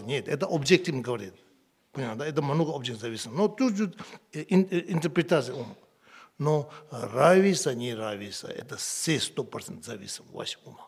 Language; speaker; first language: Russian; non-native, learner; Tibetan